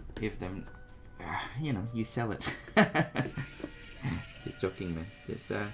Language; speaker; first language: English; non-native, fluent; Vietnamese